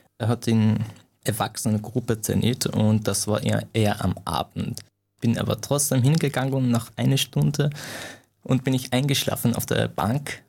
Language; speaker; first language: German; non-native, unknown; Persian